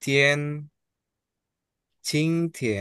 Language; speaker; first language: Chinese; non-native, learner; Indonesian